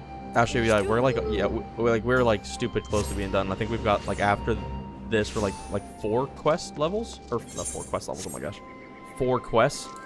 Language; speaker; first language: English; native; English